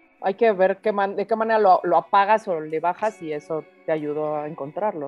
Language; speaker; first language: Spanish; native; Spanish